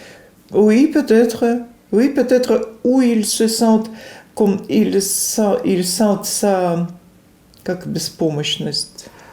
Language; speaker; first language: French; non-native, fluent; Russian